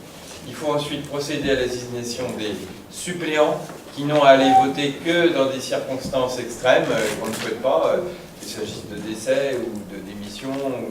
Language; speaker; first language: French; native; French